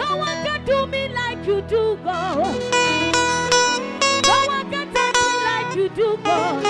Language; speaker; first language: English; non-native, local second language; Akan